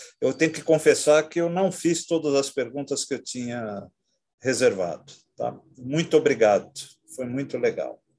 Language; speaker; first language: Portuguese; native; Portuguese